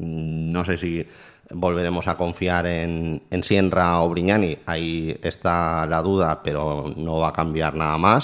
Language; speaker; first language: Spanish; native; Spanish